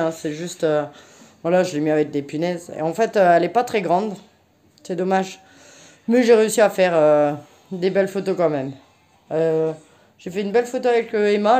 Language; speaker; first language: French; native; French